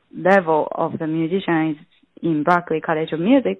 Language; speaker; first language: English; non-native, learner; Japanese